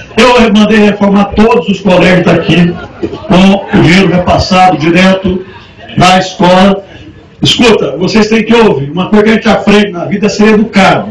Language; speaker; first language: Portuguese; native; Portuguese